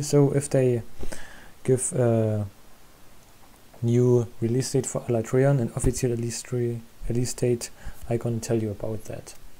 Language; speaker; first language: English; non-native, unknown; German